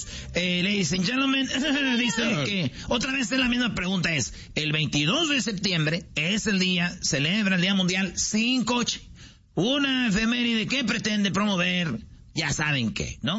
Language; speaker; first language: Spanish; native; Spanish